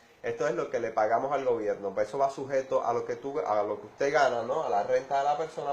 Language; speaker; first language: Spanish; native; Spanish